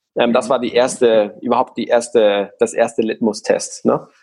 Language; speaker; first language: German; non-native, fluent; Spanish